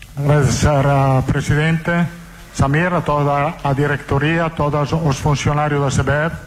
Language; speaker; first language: Portuguese; non-native, fluent; Italian